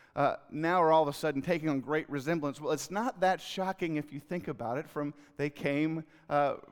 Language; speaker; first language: English; native; English